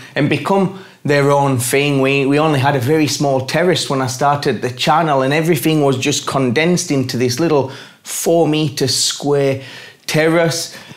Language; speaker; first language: English; native; English